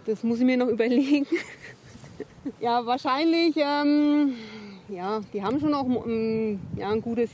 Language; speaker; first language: German; native; German